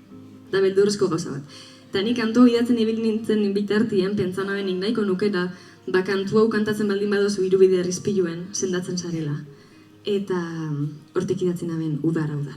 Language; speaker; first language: Basque; native; Basque